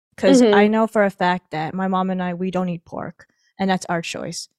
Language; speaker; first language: English; early bilingual, other home language; Filipino